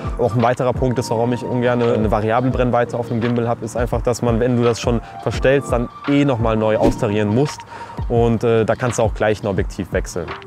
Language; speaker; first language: German; early bilingual, other home language; Russian